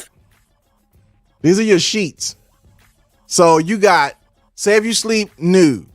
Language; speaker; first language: English; native; English